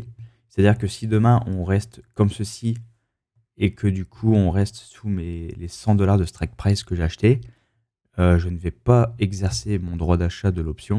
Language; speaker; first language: French; native; French